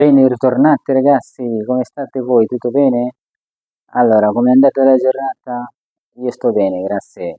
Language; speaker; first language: Italian; non-native, fluent; Swahili